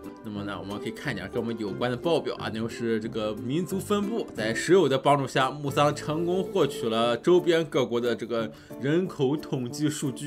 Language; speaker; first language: Chinese; native; Chinese